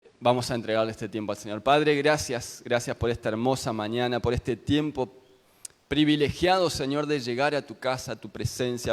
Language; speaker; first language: Spanish; native; Spanish